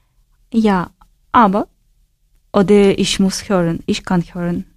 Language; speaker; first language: German; non-native, learner; Ukrainian